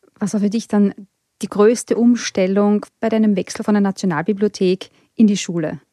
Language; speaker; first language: German; native; German